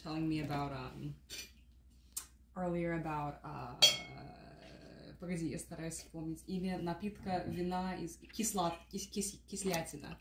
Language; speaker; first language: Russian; early bilingual, heritage; Russian